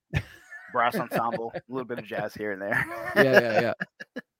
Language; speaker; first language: English; native; English